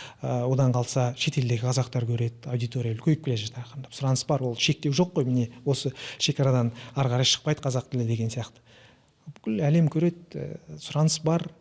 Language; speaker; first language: Kazakh; native; Kazakh